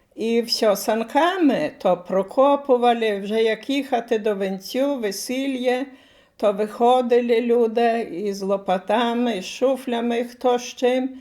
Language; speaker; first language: Ukrainian; native; Ukrainian